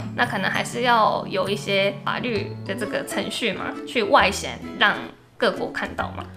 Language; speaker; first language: Chinese; non-native, fluent; Japanese